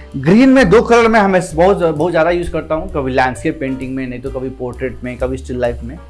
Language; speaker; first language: Hindi; non-native, local second language; Gujarati